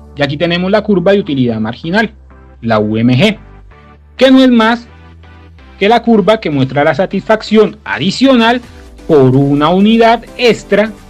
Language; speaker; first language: Spanish; native; Spanish